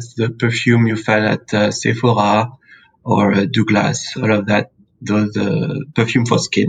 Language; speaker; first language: English; non-native, fluent; French